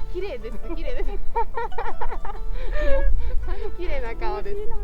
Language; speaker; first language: Japanese; non-native, learner; Slovak